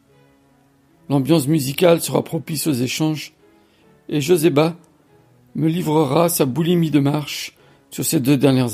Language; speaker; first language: French; native; French